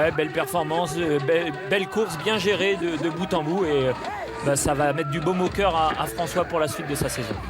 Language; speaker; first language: French; native; French